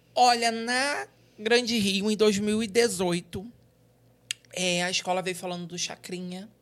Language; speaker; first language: Portuguese; native; Portuguese